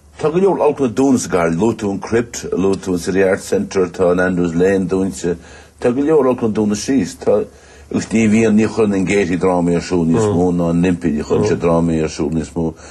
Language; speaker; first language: Irish; native; Irish